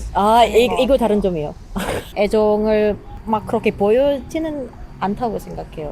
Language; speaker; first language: Korean; non-native, learner; Indonesian